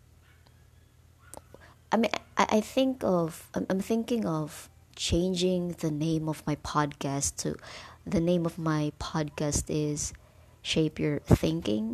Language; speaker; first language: English; non-native, local second language; Cebuano